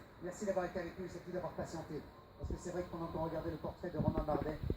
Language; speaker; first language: French; native; French